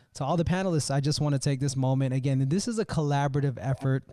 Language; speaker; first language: English; native; English